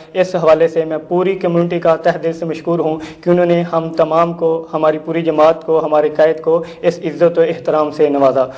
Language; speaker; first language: Urdu; non-native, local second language; Punjabi